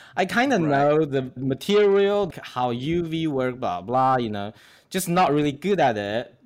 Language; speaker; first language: English; non-native, fluent; Chinese